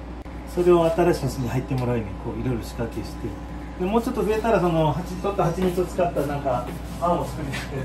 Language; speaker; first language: Japanese; native; Japanese